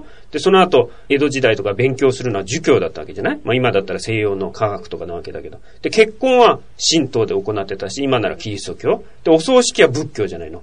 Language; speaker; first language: Japanese; native; Japanese